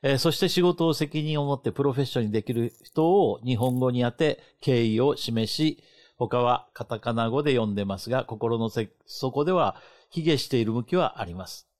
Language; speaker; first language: Japanese; native; Japanese